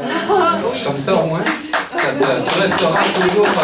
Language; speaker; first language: French; native; French